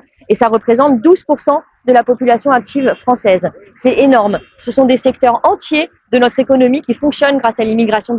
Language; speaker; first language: French; native; French